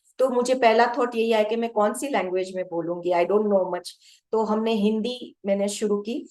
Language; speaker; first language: Hindi; non-native, local second language; Gujarati